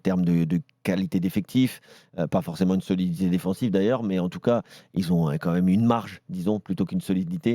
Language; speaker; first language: French; native; French